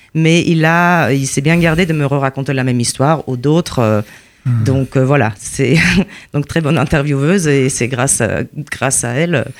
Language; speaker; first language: French; non-native, fluent; Polish